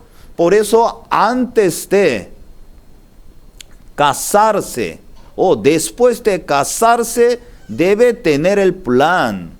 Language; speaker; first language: Spanish; non-native, learner; Korean